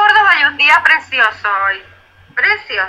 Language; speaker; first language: Spanish; native; Spanish